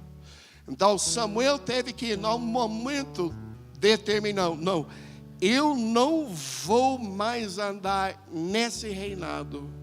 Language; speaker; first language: Portuguese; non-native, fluent; English